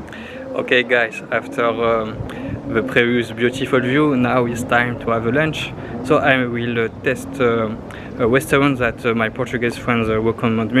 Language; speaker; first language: English; non-native, learner; French